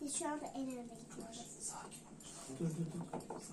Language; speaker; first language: Turkish; native; Turkish